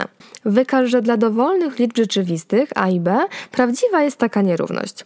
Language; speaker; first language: Polish; native; Polish